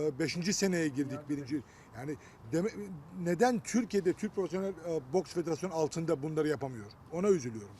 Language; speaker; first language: Turkish; early bilingual, heritage; Turkish